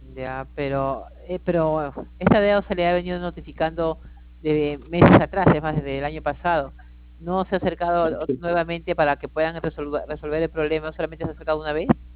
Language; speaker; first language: Spanish; native; Spanish